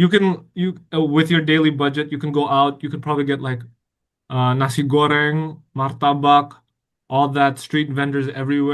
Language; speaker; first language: English; non-native, fluent; Indonesian